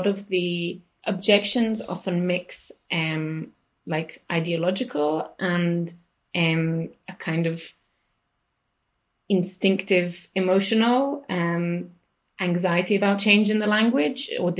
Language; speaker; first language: English; native; English